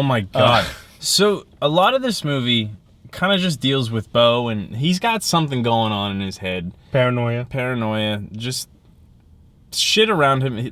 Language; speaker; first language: English; native; English